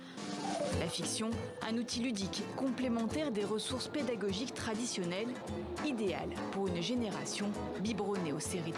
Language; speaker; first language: French; native; French